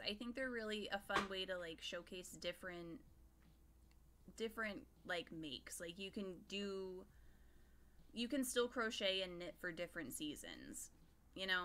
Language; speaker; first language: English; native; English